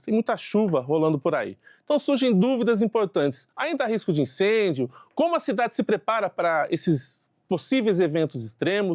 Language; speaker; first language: Portuguese; native; Portuguese